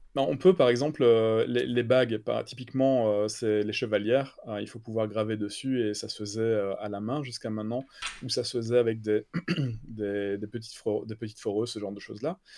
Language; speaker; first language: French; native; French